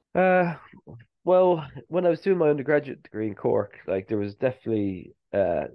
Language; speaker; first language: English; native; English